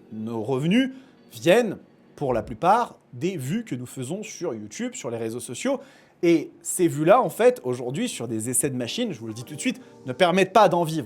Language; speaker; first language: French; native; French